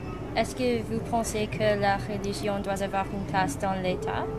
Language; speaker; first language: French; non-native, learner; English